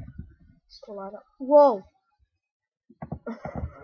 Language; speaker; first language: English; native; English